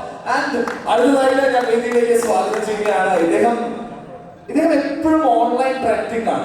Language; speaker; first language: Malayalam; native; Malayalam